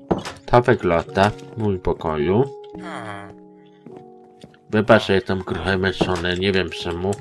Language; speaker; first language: Polish; non-native, learner; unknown